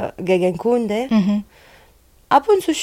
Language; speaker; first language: German; non-native, learner; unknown